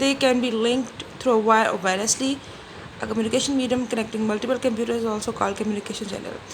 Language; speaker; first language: English; non-native, local second language; Urdu